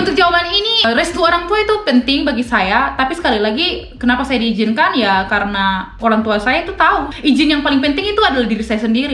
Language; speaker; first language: Indonesian; non-native, local second language; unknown